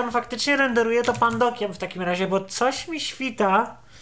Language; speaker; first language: Polish; native; Polish